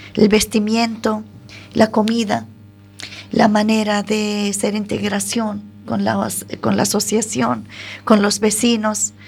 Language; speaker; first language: Spanish; non-native, fluent; Arabic